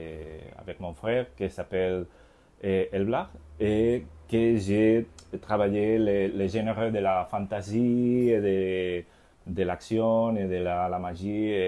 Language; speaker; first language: French; non-native, learner; Spanish